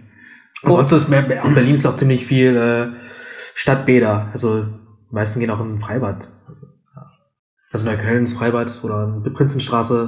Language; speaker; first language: German; native; German